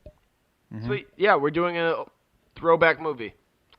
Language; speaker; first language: English; native; English